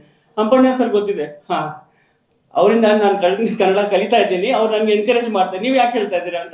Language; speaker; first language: Kannada; non-native, local second language; Urdu